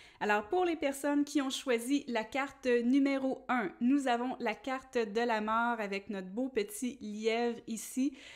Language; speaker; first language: French; native; French